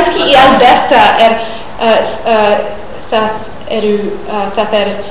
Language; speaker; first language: Icelandic; non-native, learner; English